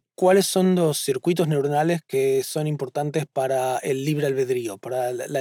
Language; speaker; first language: Spanish; native; Spanish